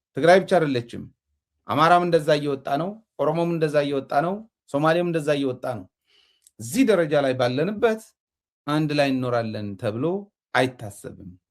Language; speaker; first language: Amharic; non-native, local second language; Tigrinya